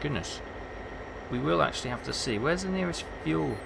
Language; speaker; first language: English; native; English